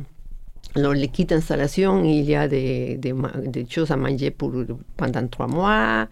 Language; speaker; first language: French; non-native, learner; Spanish